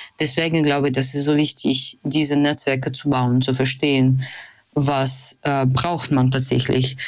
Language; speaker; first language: German; non-native, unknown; Russian